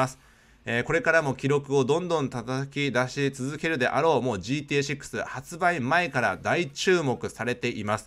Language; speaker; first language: Japanese; native; Japanese